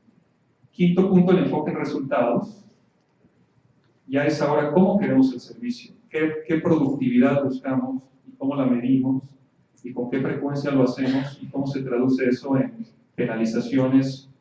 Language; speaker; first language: Spanish; native; Spanish